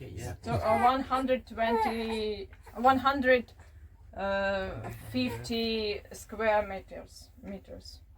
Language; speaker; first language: English; non-native, learner; Ukrainian